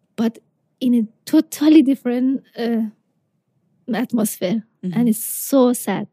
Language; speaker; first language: English; non-native, fluent; Persian